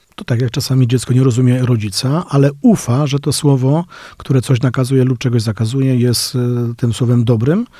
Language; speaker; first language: Polish; native; Polish